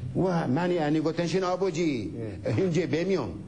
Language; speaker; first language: Korean; non-native, learner; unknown